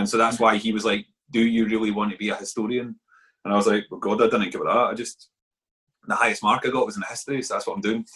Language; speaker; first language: English; native; English